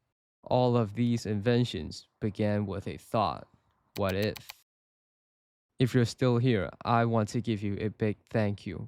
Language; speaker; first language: English; native; English